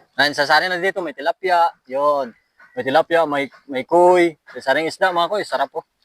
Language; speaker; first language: Filipino; non-native, local second language; Aklanon